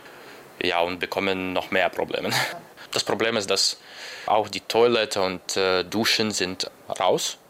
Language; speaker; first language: German; non-native, learner; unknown